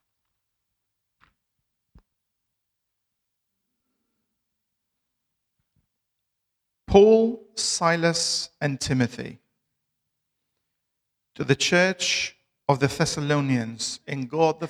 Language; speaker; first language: English; non-native, fluent; Albanian